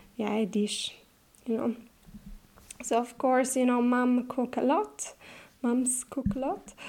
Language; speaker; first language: English; non-native, fluent; Italian